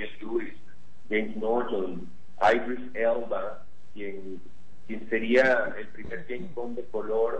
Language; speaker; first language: Spanish; native; Spanish